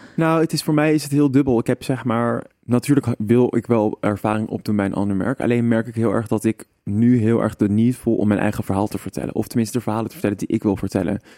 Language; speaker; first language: Dutch; native; Dutch